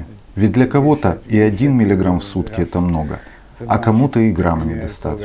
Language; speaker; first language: Russian; native; Russian